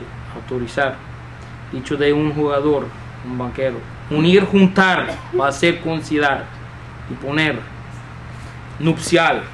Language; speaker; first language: Spanish; non-native, fluent; English